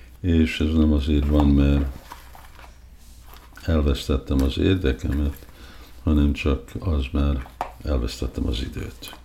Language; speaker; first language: Hungarian; early bilingual, heritage; Hungarian